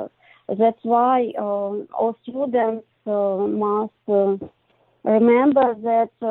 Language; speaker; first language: English; non-native, learner; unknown